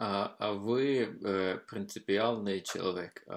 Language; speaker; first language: Russian; non-native, fluent; Norwegian